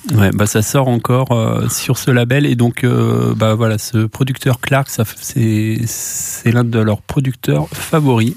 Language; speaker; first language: French; native; French